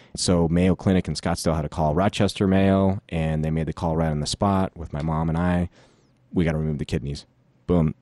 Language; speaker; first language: English; native; English